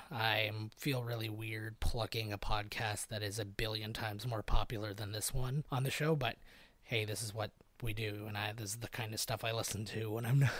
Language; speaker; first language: English; native; English